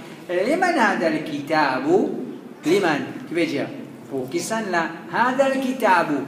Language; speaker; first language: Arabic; non-native, fluent; Morisyen